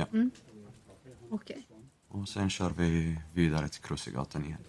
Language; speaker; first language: Swedish; non-native, fluent; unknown